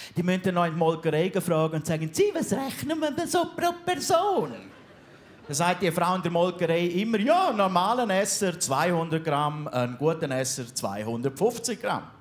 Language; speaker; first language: German; native; German